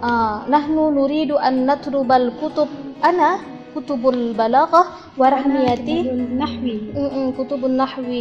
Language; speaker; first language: Arabic; non-native, learner; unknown